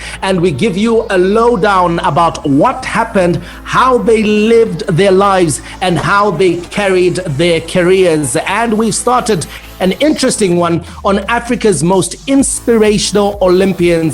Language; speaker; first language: English; native; English